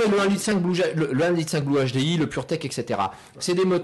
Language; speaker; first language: French; native; French